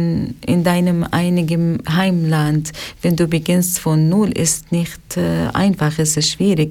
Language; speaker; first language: German; non-native, learner; Arabic